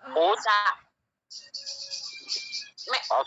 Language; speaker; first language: English; non-native, learner; Arabic